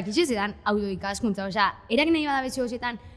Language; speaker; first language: Basque; native; Basque